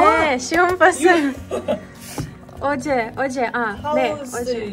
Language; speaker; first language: Korean; non-native, learner; Ukrainian